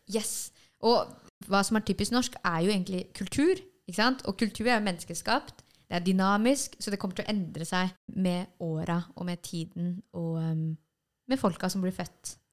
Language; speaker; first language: Norwegian; early bilingual, other home language; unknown